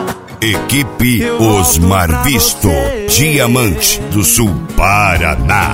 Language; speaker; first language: Portuguese; native; Portuguese